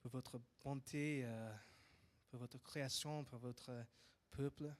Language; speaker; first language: French; non-native, fluent; English